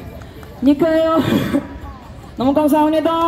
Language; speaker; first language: Korean; non-native, learner; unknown